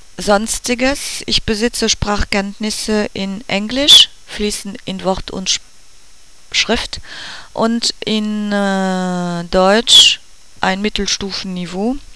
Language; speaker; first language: German; non-native, learner; French